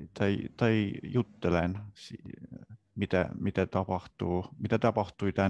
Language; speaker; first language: Finnish; non-native, learner; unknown